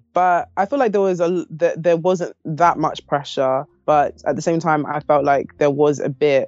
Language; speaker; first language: English; native; English